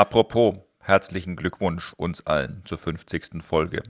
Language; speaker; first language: German; native; German